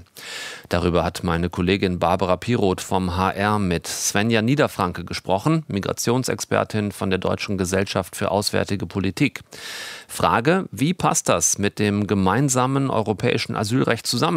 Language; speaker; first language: German; native; German